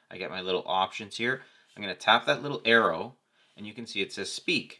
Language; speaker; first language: English; native; English